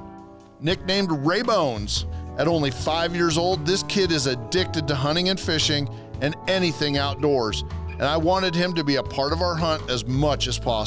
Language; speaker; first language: English; native; English